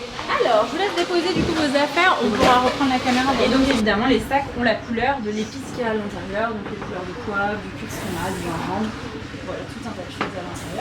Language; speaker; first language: French; native; French